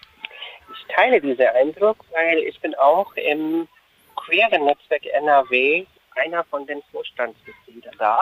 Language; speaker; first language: German; non-native, fluent; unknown